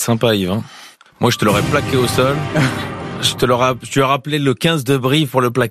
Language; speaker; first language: French; native; French